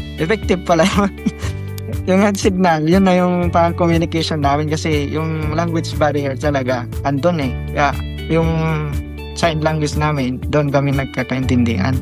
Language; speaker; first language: Filipino; non-native, local second language; Iloko